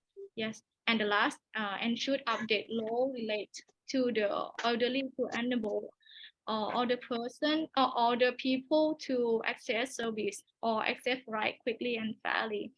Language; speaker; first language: English; non-native, learner; Thai